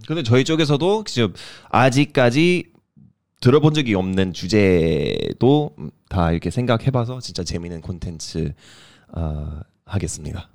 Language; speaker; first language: Korean; non-native, fluent; English